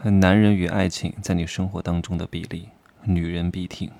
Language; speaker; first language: Chinese; native; Chinese